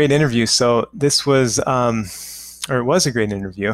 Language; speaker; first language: English; native; English